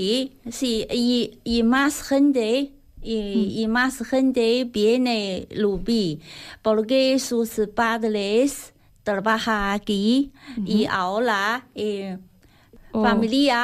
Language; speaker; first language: Spanish; non-native, learner; Chinese